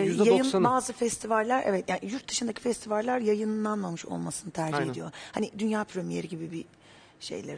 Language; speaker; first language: Turkish; native; Turkish